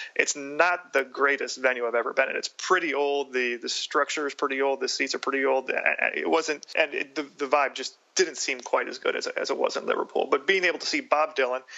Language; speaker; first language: English; native; English